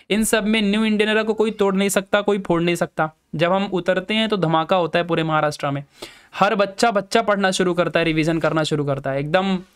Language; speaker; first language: Hindi; native; Hindi